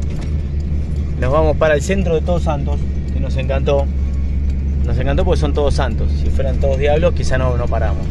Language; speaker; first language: Spanish; native; Spanish